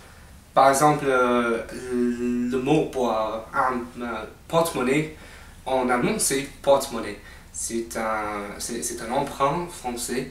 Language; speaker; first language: French; non-native, fluent; English